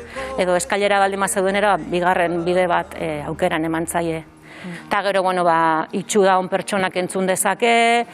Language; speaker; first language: Basque; native; Basque